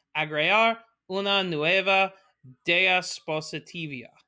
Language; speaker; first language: Spanish; non-native, learner; English